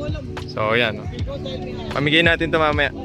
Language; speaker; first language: Filipino; native; Filipino